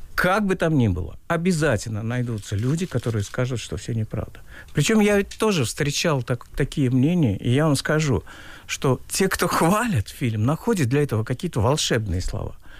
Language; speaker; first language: Russian; non-native, local second language; Uzbek